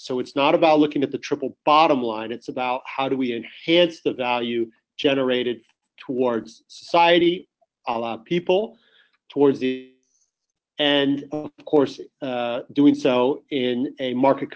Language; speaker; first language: English; native; English